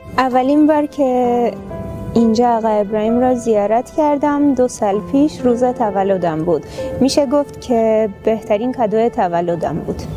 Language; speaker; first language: Persian; non-native, fluent; Armenian